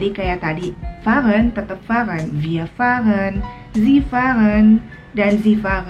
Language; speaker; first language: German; non-native, fluent; Indonesian